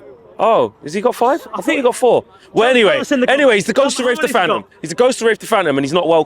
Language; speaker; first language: English; native; English